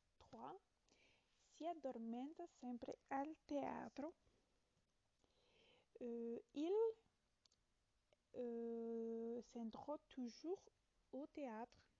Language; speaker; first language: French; non-native, learner; Italian